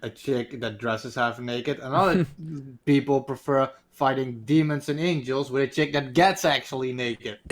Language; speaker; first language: English; native; English